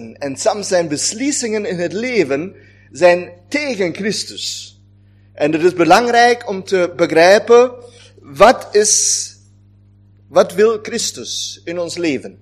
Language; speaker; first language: Dutch; non-native, fluent; German